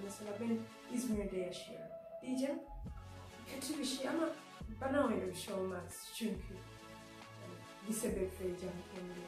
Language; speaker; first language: Turkish; non-native, fluent; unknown